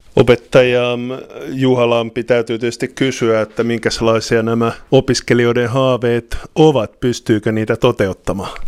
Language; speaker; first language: Finnish; native; Finnish